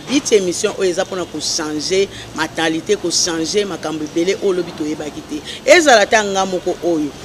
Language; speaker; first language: Lingala; native; Lingala